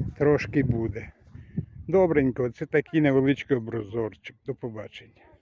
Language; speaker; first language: Ukrainian; native; Ukrainian